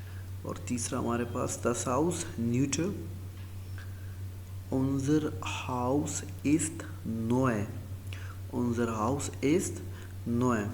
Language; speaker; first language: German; non-native, learner; Urdu